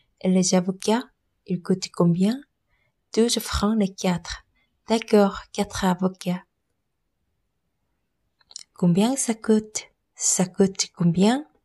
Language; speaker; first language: French; non-native, learner; Korean